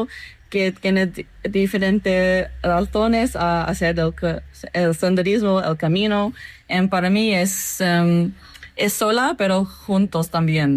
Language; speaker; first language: Spanish; non-native, fluent; English